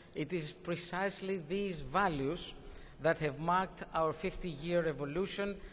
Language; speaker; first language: English; non-native, fluent; Greek